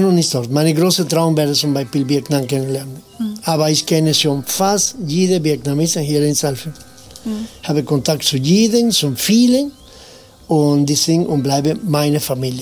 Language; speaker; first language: German; non-native, fluent; Spanish